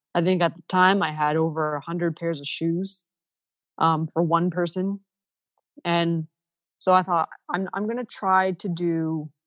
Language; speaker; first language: English; non-native, fluent; Ukrainian